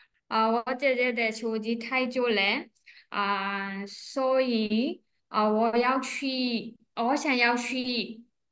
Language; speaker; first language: Chinese; non-native, learner; Thai